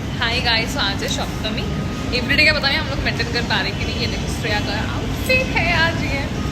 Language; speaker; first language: Hindi; non-native, local second language; Bangla